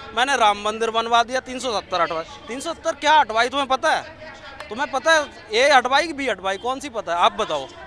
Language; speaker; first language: Hindi; native; Hindi